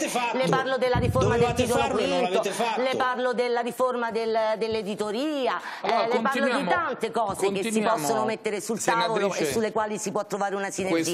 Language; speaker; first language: Italian; native; Italian